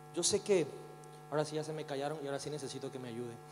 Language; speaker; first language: Spanish; native; Spanish